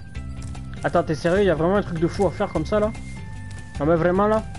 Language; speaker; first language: French; native; French